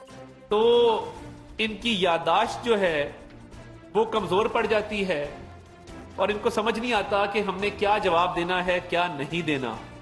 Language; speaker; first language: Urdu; non-native, local second language; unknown